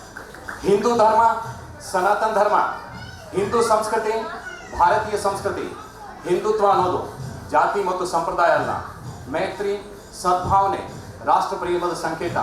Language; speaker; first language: Kannada; non-native, fluent; Hindi